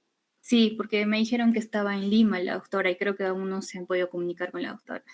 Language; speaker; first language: Spanish; native; Spanish